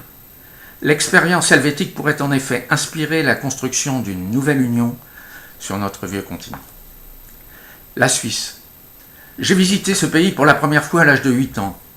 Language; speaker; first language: French; native; French